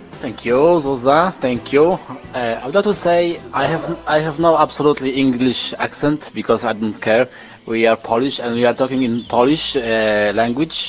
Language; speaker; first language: English; non-native, learner; Polish